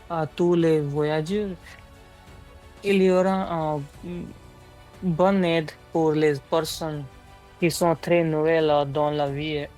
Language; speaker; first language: French; non-native, learner; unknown